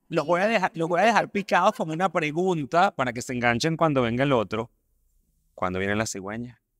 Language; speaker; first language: Spanish; native; Spanish